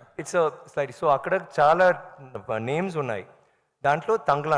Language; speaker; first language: Telugu; non-native, learner; Tamil